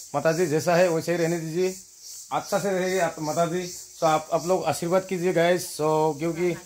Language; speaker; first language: Hindi; non-native, local second language; Assamese